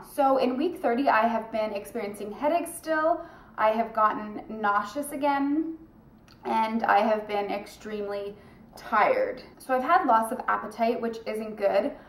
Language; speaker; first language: English; native; English